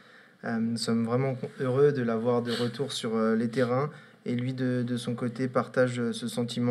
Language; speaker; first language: French; native; French